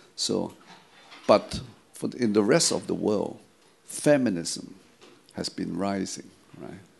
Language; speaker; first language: English; non-native, local second language; Chinese